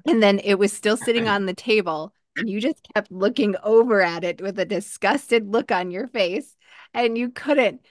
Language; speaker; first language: English; native; English